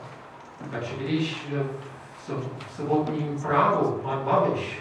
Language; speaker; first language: Czech; non-native, fluent; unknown